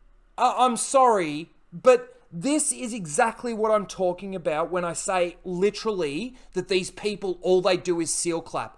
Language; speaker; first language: English; native; English